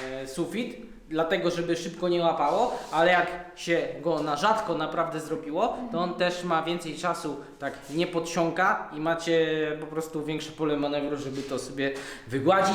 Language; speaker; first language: Polish; native; Polish